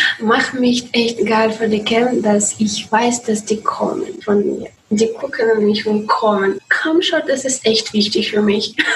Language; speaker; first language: German; non-native, learner; Russian